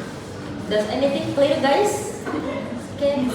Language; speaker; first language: English; non-native, learner; Indonesian